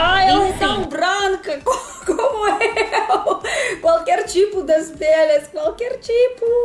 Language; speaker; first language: Portuguese; non-native, learner; Russian